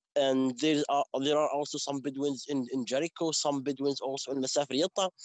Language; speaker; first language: English; non-native, fluent; Arabic